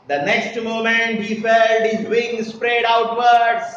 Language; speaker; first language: English; non-native, local second language; Marathi